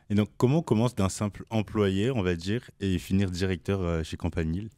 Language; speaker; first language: French; native; French